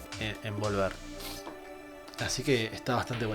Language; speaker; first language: Spanish; native; Spanish